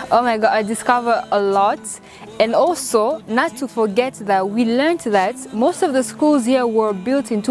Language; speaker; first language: English; non-native, local second language; Kinyarwanda